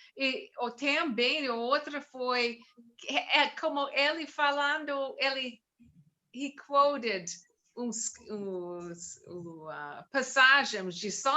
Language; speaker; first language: Portuguese; non-native, learner; English